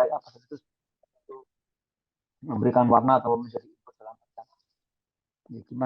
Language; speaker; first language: Indonesian; native; Indonesian